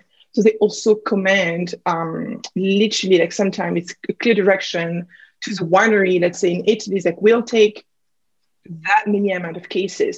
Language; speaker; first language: English; non-native, fluent; French